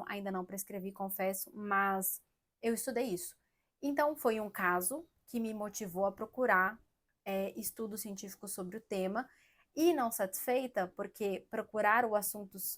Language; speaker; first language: Portuguese; native; Portuguese